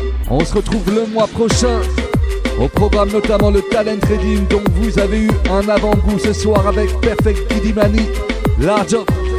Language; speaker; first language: French; native; French